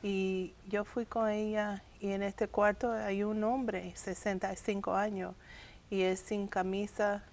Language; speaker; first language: Spanish; early bilingual, heritage; English